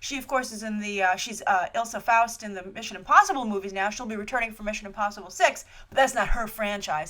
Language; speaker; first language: English; native; English